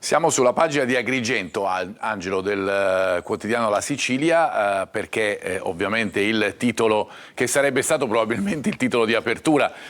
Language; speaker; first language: Italian; native; Italian